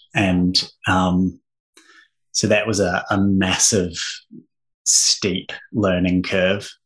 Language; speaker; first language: English; native; English